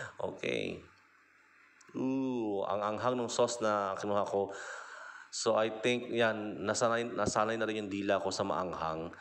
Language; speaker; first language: Filipino; native; Filipino